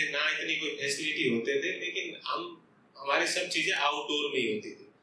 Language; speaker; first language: Hindi; non-native, local second language; Gujarati